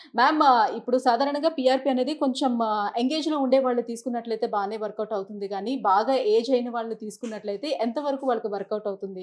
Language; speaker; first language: Telugu; native; Telugu